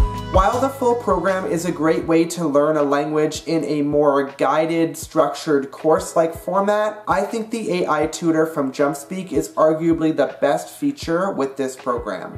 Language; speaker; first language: English; native; English